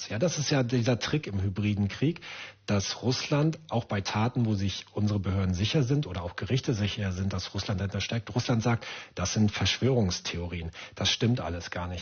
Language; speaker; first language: German; native; German